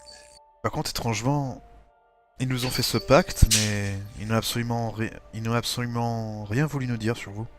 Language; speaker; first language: French; native; French